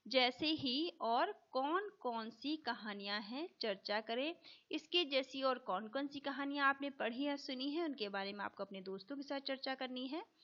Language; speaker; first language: Hindi; native; Hindi